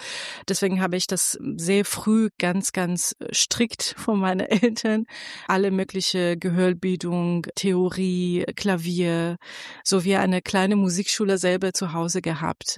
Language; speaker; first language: German; non-native, fluent; Persian